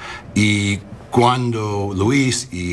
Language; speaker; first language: Spanish; non-native, learner; English